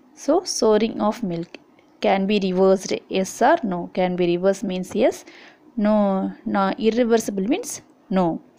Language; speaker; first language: English; non-native, local second language; Tamil